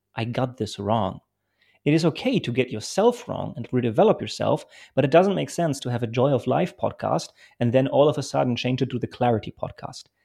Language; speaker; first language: English; non-native, fluent; German